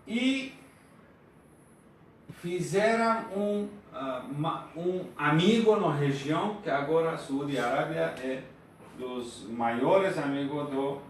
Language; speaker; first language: Portuguese; non-native, fluent; Persian